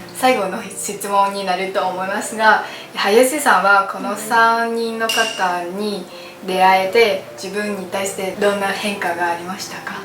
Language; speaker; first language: Japanese; non-native, fluent; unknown